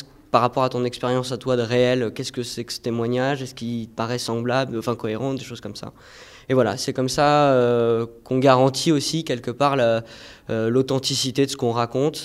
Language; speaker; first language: French; native; French